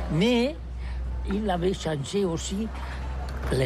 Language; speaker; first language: French; non-native, fluent; Catalan